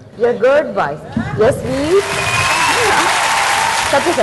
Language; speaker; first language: Telugu; native; Telugu